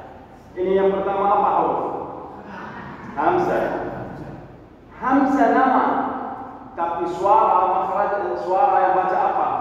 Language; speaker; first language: Indonesian; non-native, learner; Arabic